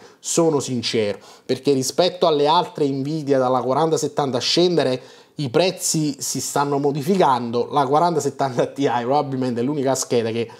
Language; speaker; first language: Italian; native; Italian